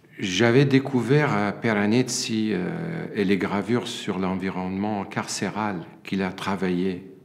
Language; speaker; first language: French; non-native, fluent; Arabic